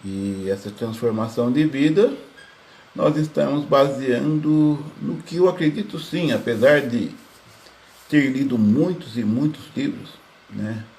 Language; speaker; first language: Portuguese; native; Portuguese